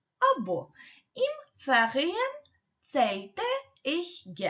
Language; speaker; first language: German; non-native, learner; Ukrainian